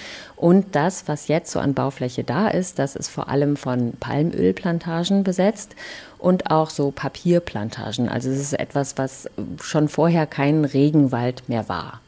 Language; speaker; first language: German; native; German